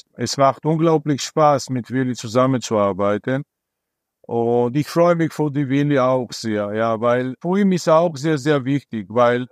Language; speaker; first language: German; non-native, fluent; Georgian